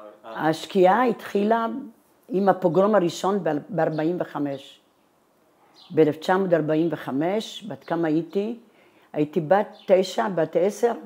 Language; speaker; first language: Hebrew; non-native, fluent; Italian